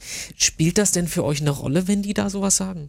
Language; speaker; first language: German; native; German